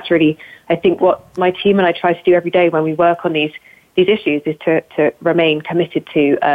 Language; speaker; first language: English; native; English